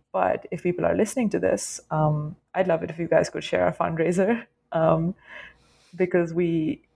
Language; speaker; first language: English; non-native, local second language; Urdu